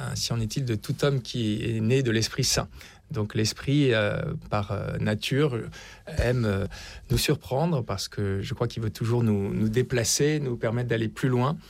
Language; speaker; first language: French; native; French